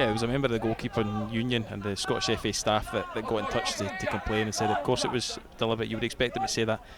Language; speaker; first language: English; native; English